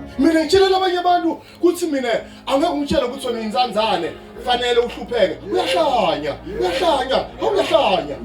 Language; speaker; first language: Zulu; non-native, local second language; Swati